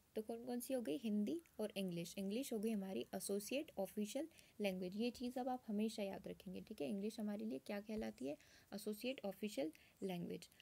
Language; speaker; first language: Hindi; native; Hindi